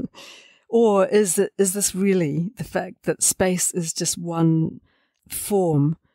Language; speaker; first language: English; native; English